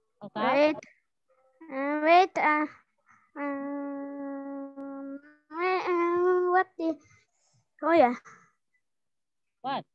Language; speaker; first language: English; non-native, learner; Indonesian